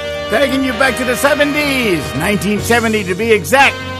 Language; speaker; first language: English; early bilingual, other home language; Spanish